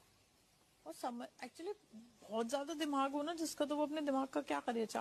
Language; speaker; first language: Hindi; native; Hindi